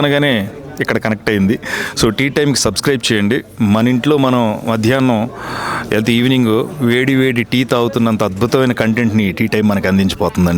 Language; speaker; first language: Telugu; native; Telugu